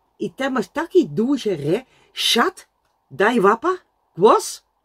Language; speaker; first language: Polish; non-native, learner; Dutch